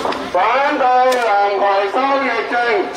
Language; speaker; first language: Chinese; native; Chinese